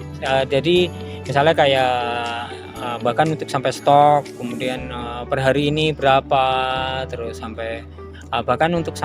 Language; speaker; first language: Indonesian; native; Indonesian